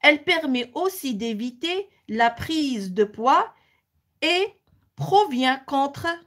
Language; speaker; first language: French; non-native, local second language; Arabic